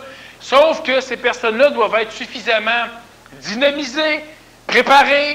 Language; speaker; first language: French; native; French